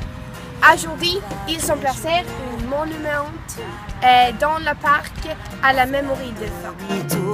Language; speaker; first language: French; non-native, learner; Swedish